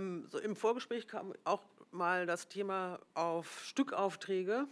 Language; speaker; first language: German; native; German